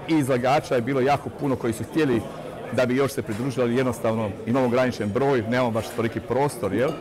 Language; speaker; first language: Croatian; native; Croatian